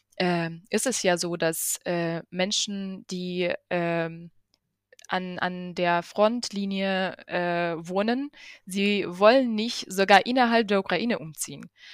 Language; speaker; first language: German; non-native, fluent; Ukrainian